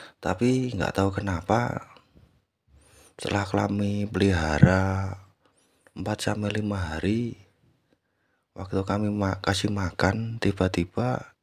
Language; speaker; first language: Indonesian; native; Indonesian